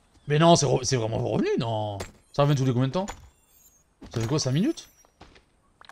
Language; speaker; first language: French; native; French